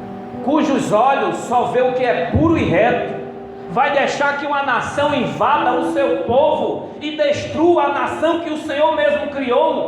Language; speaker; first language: Portuguese; native; Portuguese